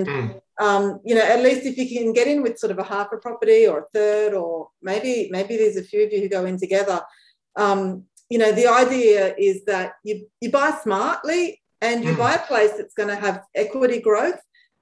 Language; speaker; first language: English; native; English